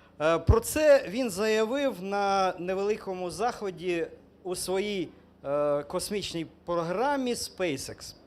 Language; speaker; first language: Ukrainian; non-native, local second language; Russian